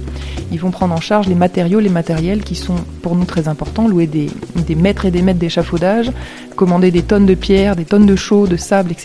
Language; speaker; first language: French; native; French